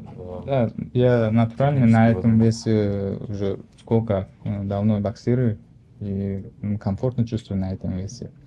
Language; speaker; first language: Russian; non-native, learner; Uzbek